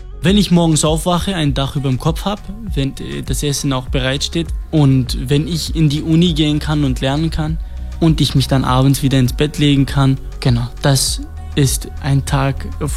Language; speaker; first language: German; non-native, fluent; Kurdish